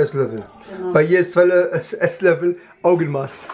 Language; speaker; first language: German; early bilingual, other home language; Kurdish